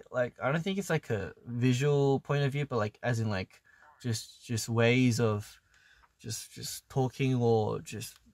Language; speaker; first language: English; early bilingual, other home language; Korean